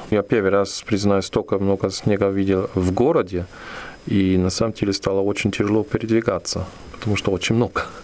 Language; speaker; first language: Russian; non-native, fluent; German